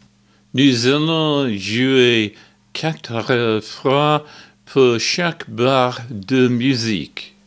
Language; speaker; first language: French; non-native, learner; English